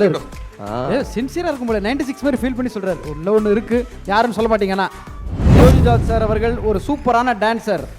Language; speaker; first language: Tamil; native; Tamil